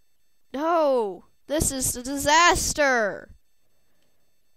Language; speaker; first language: English; native; English